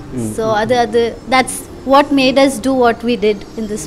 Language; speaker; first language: Tamil; early bilingual, heritage; Tamil